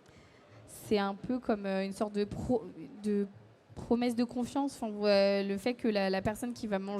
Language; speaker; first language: French; native; French